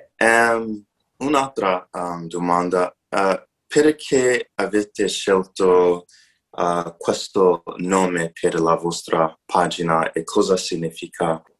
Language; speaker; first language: Italian; non-native, learner; English